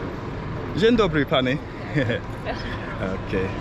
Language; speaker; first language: Polish; non-native, learner; English